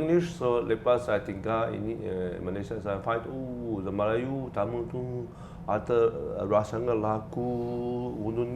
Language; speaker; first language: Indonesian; non-native, learner; Chinese